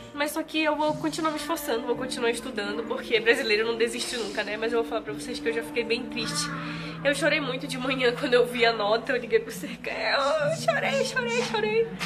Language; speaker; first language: Portuguese; native; Portuguese